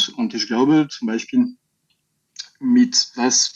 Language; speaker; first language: German; non-native, fluent; French